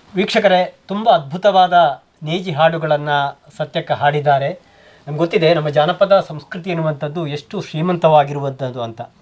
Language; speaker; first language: Kannada; native; Kannada